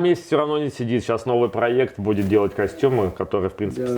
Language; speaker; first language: Russian; native; Russian